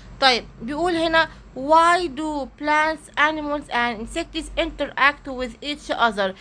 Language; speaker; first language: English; non-native, fluent; Arabic